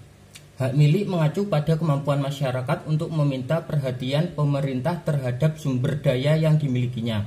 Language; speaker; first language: Indonesian; native; Indonesian